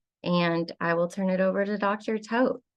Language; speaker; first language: English; native; English